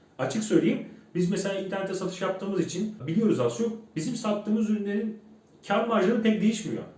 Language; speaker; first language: Turkish; native; Turkish